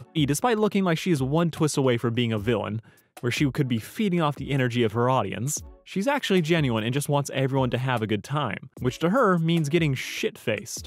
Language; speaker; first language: English; native; English